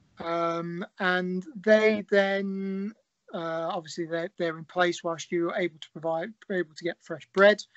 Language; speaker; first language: English; native; English